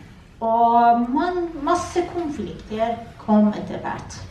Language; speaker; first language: Norwegian; non-native, fluent; Persian